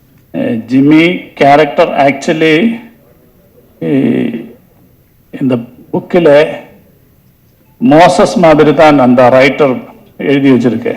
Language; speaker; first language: Tamil; non-native, learner; Malayalam